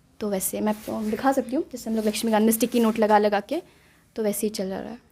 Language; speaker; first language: Hindi; non-native, local second language; Assamese